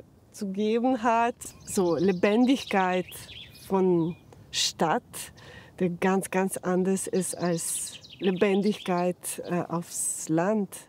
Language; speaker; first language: German; non-native, fluent; Slovenian